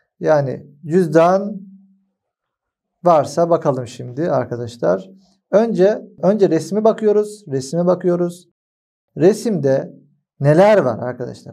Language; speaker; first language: Turkish; non-native, fluent; Arabic